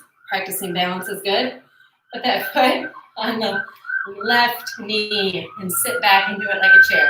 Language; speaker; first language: English; native; English